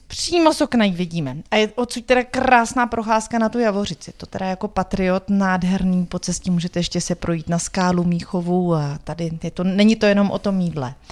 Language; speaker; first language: Czech; native; Czech